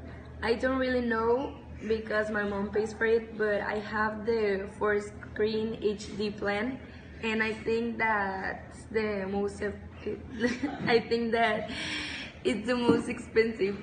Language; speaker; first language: English; non-native, learner; Spanish